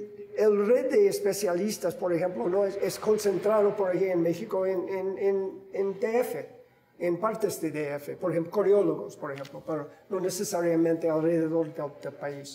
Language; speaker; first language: Spanish; non-native, fluent; English